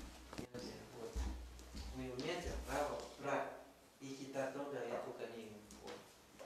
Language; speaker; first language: Russian; non-native, learner; Thai